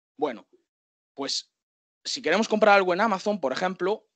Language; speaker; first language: Spanish; native; Spanish